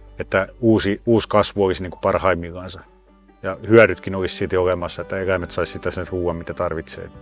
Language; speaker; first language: Finnish; native; Finnish